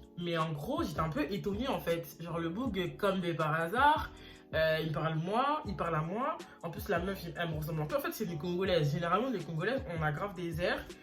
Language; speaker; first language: French; early bilingual, other home language; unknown